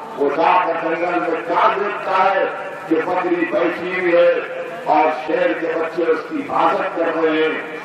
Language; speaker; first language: Urdu; native; Urdu